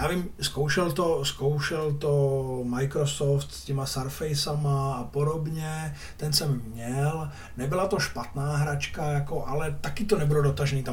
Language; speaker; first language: Czech; native; Czech